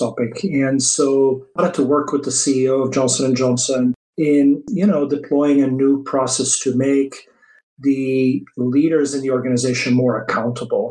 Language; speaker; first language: English; non-native, fluent; Dutch